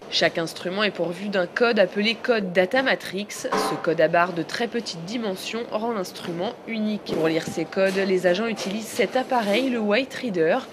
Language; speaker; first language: French; native; French